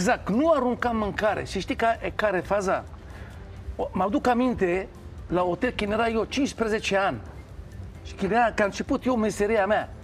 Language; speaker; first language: Romanian; non-native, learner; Hebrew